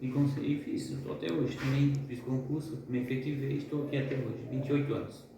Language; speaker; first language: Portuguese; native; Portuguese